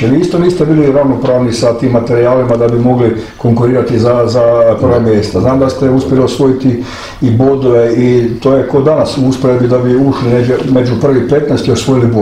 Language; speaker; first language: Croatian; native; Croatian